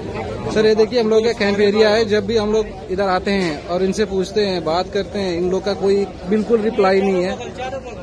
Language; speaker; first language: Hindi; native; Hindi